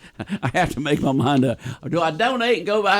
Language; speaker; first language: English; native; English